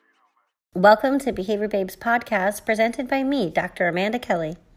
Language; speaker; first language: English; native; English